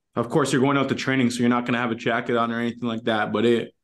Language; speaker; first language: English; native; English